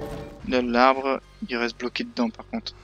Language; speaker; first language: French; native; French